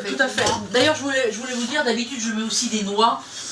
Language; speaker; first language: French; native; French